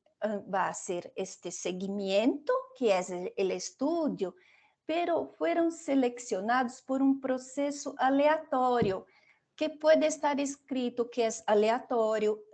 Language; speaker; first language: Spanish; non-native, fluent; Portuguese